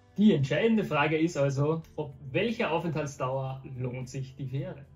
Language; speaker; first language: German; native; German